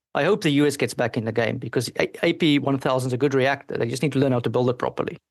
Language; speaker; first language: English; non-native, local second language; Afrikaans